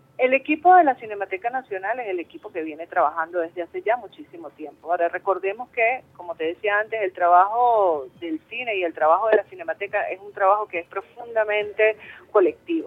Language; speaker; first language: Spanish; native; Spanish